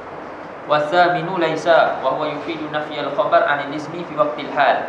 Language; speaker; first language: Arabic; non-native, fluent; Malay